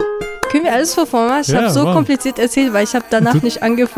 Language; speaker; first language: German; early bilingual, other home language; Chechen